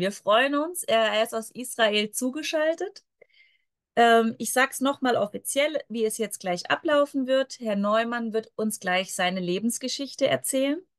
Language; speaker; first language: German; native; German